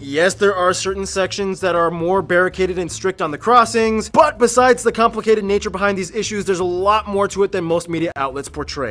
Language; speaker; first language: English; native; English